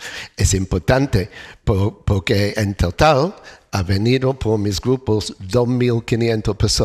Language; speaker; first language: Spanish; non-native, learner; English